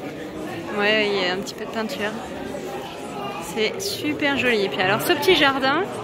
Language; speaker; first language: French; native; French